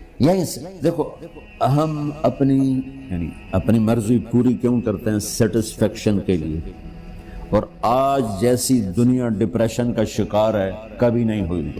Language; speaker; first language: Urdu; non-native, local second language; Punjabi